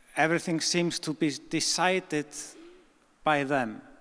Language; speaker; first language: English; non-native, fluent; Icelandic